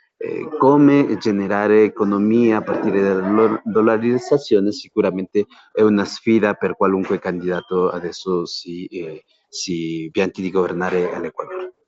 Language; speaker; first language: Italian; non-native, fluent; Spanish